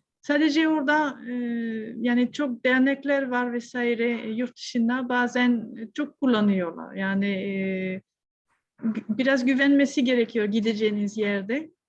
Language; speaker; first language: Turkish; non-native, fluent; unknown